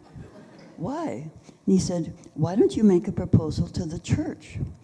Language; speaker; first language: English; native; English